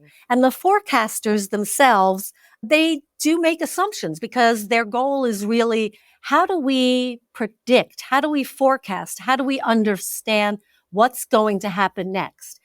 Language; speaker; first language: English; native; English